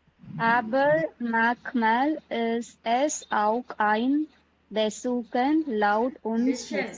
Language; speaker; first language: German; non-native, learner; Tamil